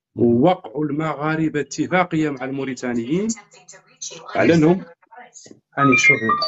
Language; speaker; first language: Arabic; native; Arabic